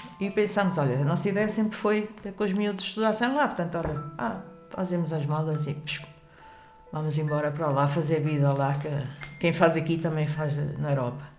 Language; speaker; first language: Portuguese; early bilingual, heritage; Spanish